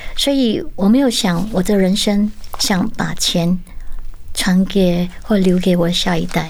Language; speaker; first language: Chinese; native; Chinese